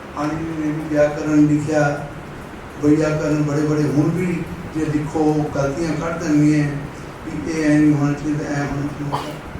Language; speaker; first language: Hindi; non-native, local second language; Punjabi